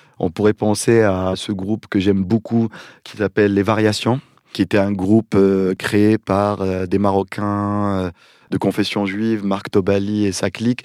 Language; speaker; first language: French; non-native, local second language; Arabic